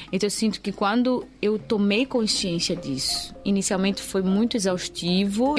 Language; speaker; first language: Portuguese; native; Portuguese